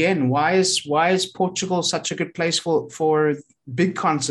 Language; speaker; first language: English; native; English